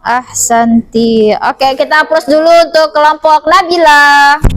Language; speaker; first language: Indonesian; native; Indonesian